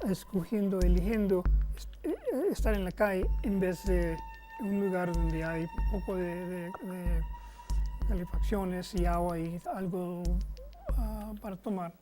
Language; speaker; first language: Spanish; non-native, fluent; English